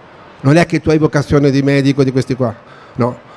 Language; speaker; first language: Italian; non-native, fluent; Spanish